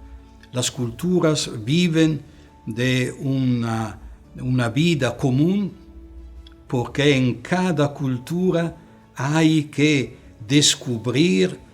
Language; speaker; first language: Spanish; non-native, fluent; Italian